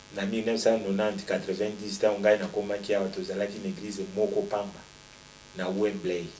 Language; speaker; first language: Lingala; native; Lingala